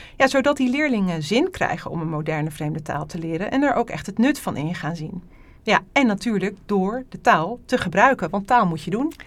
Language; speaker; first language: Dutch; native; Dutch